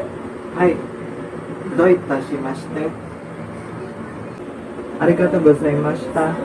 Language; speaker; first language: Japanese; non-native, learner; Filipino